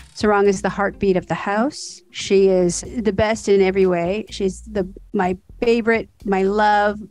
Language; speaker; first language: English; native; English